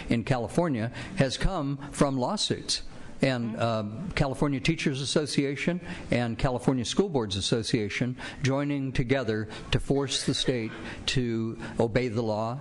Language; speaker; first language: English; native; English